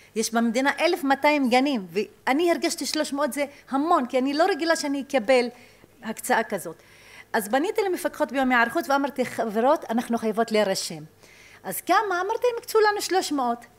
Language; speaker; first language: Hebrew; non-native, local second language; Arabic